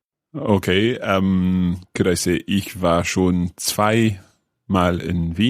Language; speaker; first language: German; non-native, learner; English